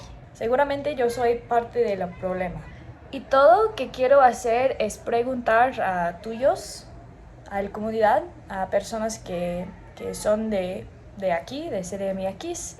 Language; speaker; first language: Spanish; non-native, learner; English